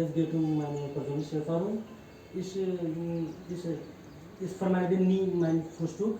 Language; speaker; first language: German; non-native, learner; Hindi